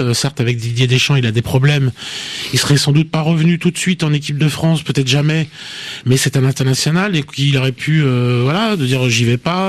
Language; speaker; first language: French; native; French